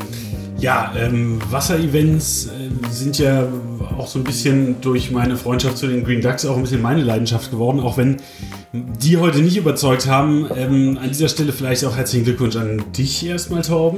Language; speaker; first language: German; native; German